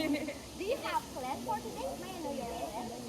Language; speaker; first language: English; non-native, learner; Indonesian